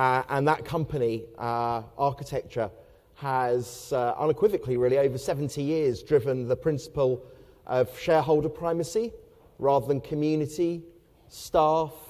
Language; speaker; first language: English; native; English